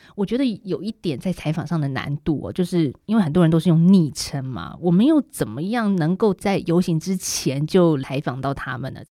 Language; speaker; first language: Chinese; native; Chinese